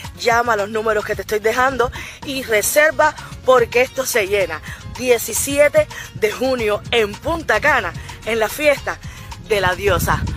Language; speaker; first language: Spanish; native; Spanish